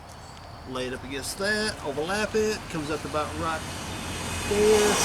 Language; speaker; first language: English; native; English